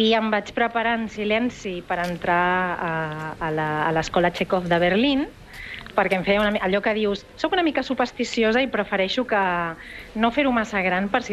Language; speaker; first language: Catalan; native; Catalan